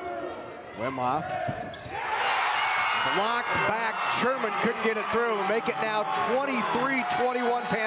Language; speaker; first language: English; native; English